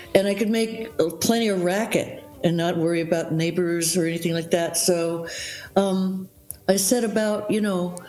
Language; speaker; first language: English; native; English